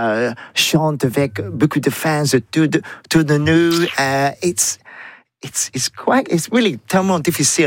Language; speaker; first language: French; non-native, learner; English